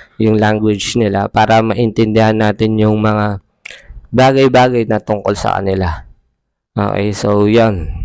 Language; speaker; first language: Filipino; native; Filipino